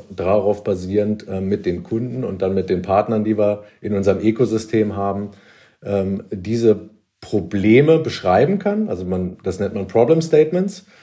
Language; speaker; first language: German; native; German